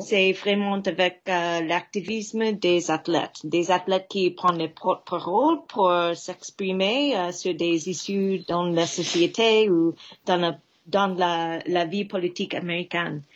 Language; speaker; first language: French; non-native, fluent; English